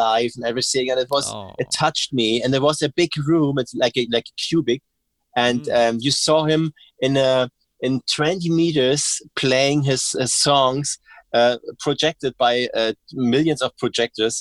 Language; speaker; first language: English; non-native, fluent; German